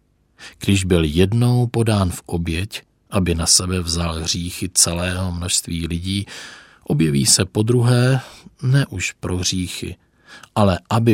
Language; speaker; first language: Czech; native; Czech